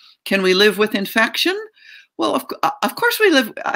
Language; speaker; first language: English; native; English